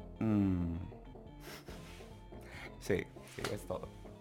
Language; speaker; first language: Spanish; non-native, learner; English